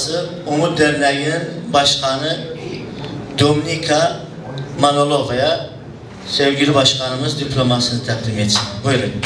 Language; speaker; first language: Turkish; native; Turkish